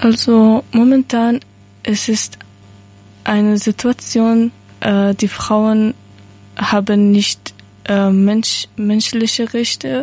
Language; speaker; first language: German; non-native, learner; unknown